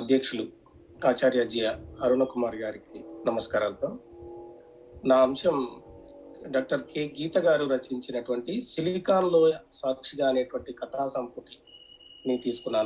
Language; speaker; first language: Telugu; native; Telugu